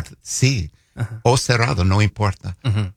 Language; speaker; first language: Spanish; non-native, fluent; English